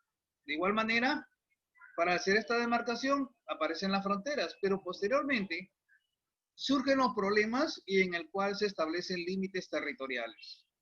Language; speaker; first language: Spanish; native; Spanish